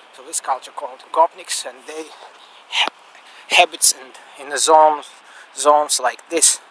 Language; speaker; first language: English; non-native, learner; Russian